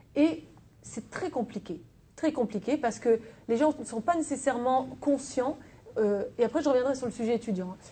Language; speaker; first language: French; native; French